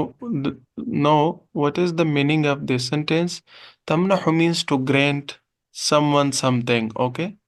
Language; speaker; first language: English; non-native, local second language; Urdu